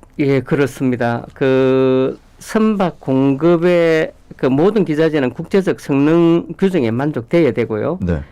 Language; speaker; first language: Korean; native; Korean